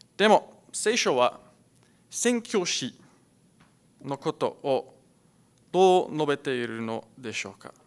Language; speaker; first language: Japanese; non-native, learner; Afrikaans